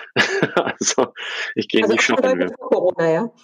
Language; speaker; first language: German; non-native, fluent; English